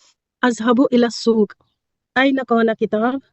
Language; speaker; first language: Arabic; non-native, learner; Urdu